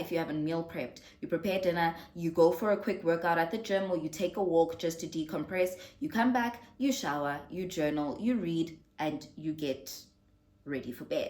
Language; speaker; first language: English; non-native, local second language; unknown